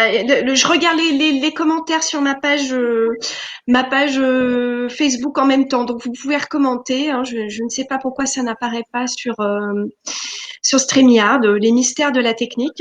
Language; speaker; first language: French; native; French